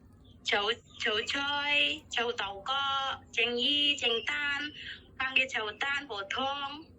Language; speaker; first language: Cantonese; non-native, learner; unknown